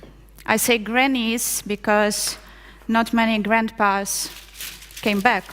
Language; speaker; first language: English; non-native, fluent; Ukrainian